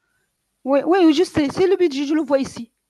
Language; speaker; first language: French; non-native, local second language; Arabic